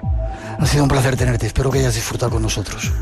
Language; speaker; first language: Spanish; native; Spanish